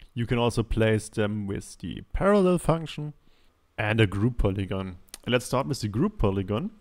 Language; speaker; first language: English; non-native, fluent; German